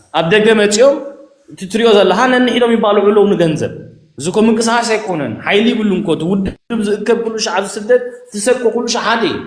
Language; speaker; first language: Tigrinya; early bilingual, heritage; Tigrinya